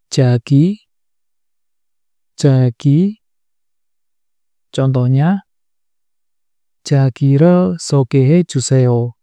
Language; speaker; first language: Korean; non-native, fluent; Indonesian